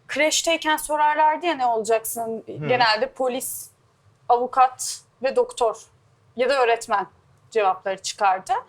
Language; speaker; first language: Turkish; native; Turkish